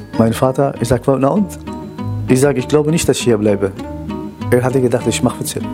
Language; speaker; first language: German; non-native, fluent; Kurdish